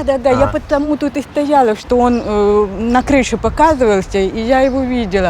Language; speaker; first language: Russian; native; Russian